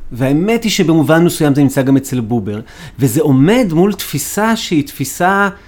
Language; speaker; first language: Hebrew; native; Hebrew